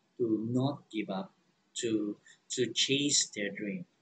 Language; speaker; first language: English; non-native, local second language; Malay